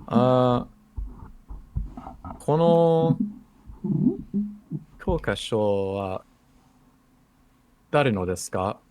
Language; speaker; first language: Japanese; non-native, learner; English